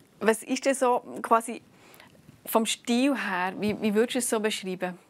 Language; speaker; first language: German; native; German